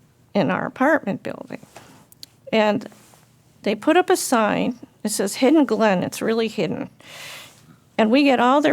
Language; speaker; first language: English; native; English